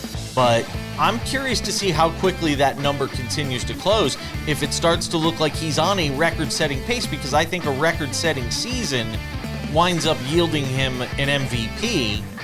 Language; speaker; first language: English; native; English